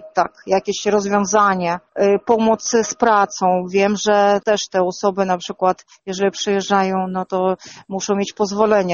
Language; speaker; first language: Polish; non-native, fluent; Russian